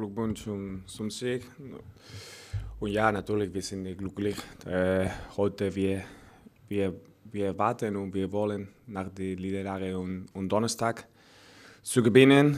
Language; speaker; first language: German; non-native, learner; Spanish